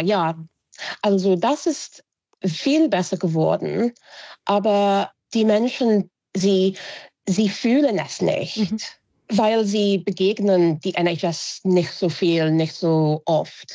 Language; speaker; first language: German; non-native, fluent; English